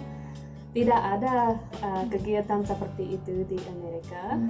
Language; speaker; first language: Indonesian; non-native, learner; English